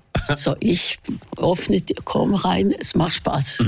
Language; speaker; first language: German; non-native, fluent; Norwegian